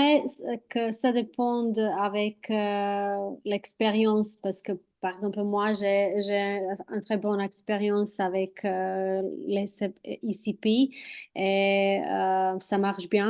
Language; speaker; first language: French; non-native, fluent; Croatian